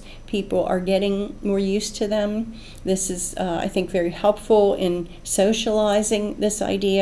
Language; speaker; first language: English; native; English